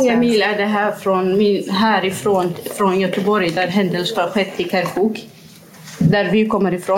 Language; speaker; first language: Swedish; non-native, fluent; Kurdish